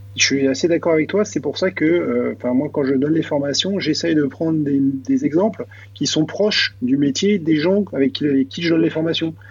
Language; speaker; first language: French; native; French